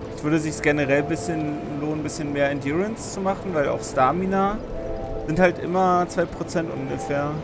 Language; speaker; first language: German; native; German